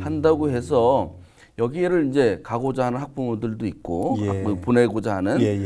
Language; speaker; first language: Korean; native; Korean